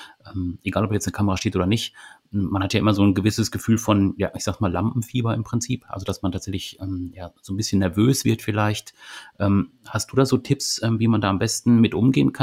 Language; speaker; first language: German; native; German